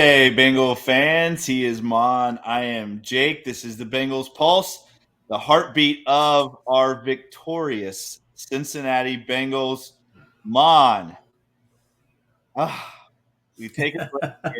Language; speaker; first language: English; native; English